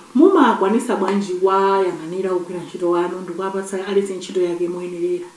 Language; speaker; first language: Nyanja; native; Nyanja